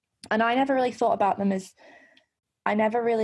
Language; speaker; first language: English; native; English